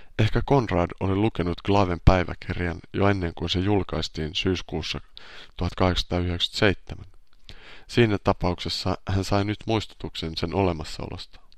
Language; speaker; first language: Finnish; native; Finnish